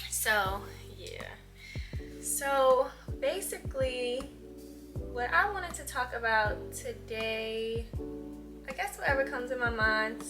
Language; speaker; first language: English; native; English